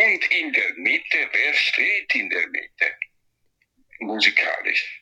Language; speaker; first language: German; non-native, fluent; Italian